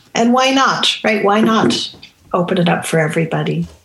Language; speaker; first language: English; early bilingual, other home language; Romany